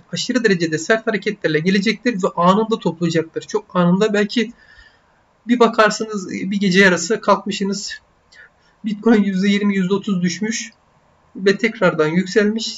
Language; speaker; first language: Turkish; native; Turkish